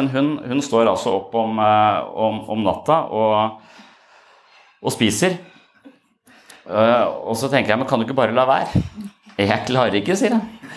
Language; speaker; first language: Norwegian; native; Norwegian